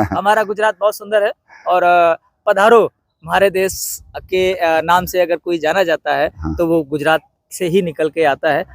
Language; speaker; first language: Hindi; non-native, local second language; Gujarati